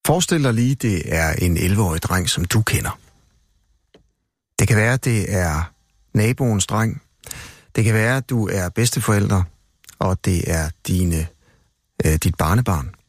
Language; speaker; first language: Danish; native; Danish